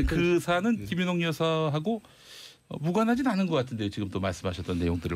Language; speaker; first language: Korean; native; Korean